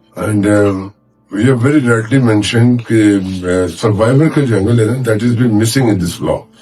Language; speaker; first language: English; non-native, local second language; Urdu